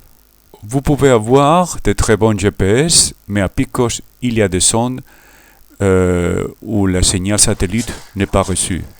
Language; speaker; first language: French; non-native, learner; Spanish